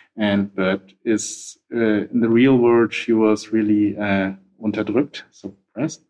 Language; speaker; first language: English; non-native, fluent; German